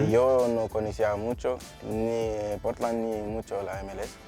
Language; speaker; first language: Spanish; non-native, learner; Portuguese